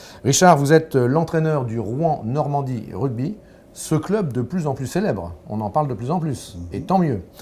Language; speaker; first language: French; native; French